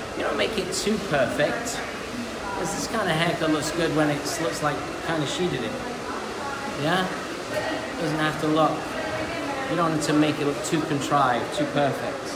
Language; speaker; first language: English; native; English